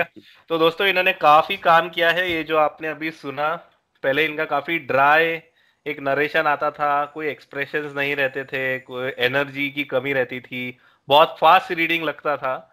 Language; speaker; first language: Hindi; native; Hindi